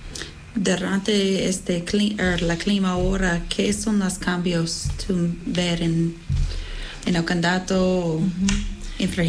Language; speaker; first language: Spanish; non-native, learner; English